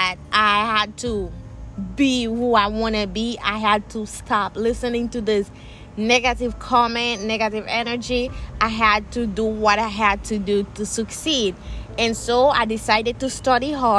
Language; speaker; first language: English; non-native, fluent; Haitian Creole